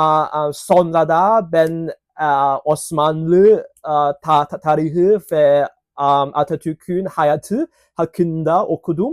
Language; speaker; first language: Turkish; non-native, learner; Cantonese